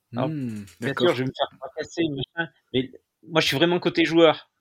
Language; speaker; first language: French; native; French